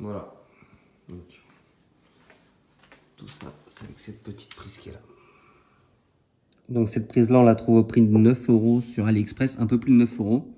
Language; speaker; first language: French; native; French